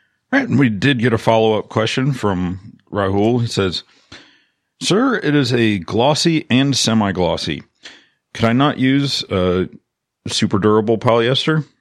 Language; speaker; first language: English; native; English